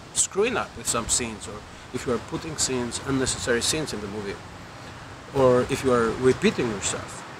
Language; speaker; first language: English; non-native, fluent; Albanian